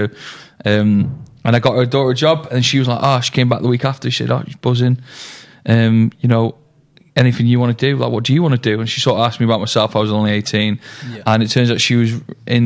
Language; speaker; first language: English; native; English